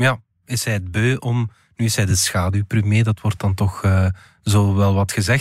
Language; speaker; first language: Dutch; native; Dutch